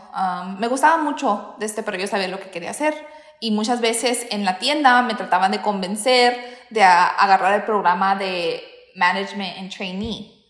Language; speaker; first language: Spanish; early bilingual, heritage; Spanish